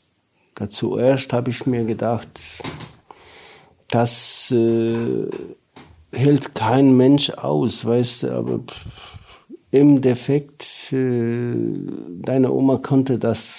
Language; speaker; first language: German; non-native, learner; Polish